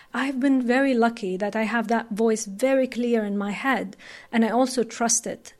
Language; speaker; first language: English; non-native, fluent; Arabic